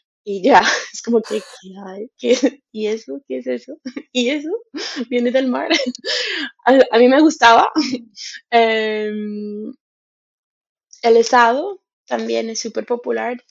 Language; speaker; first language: Spanish; non-native, fluent; English